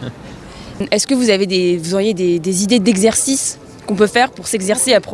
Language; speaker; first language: French; native; French